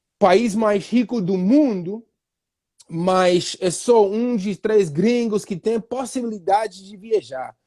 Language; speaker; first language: Portuguese; non-native, fluent; English